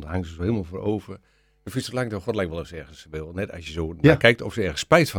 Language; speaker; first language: Dutch; native; Dutch